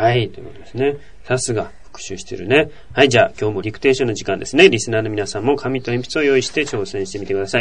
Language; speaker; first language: Japanese; native; Japanese